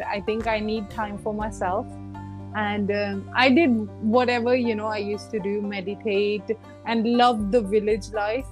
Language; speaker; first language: English; early bilingual, other home language; Punjabi